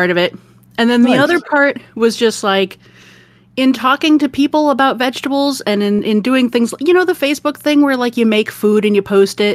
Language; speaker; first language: English; native; English